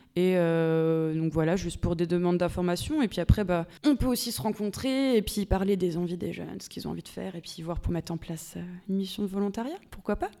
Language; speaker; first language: French; native; French